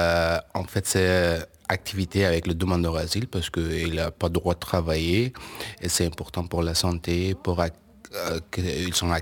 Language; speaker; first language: French; non-native, learner; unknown